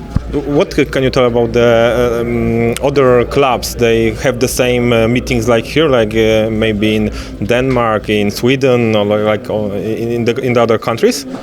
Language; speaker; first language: English; non-native, learner; Polish